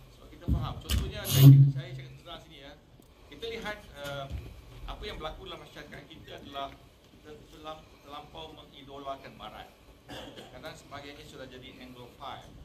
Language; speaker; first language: Malay; native; Malay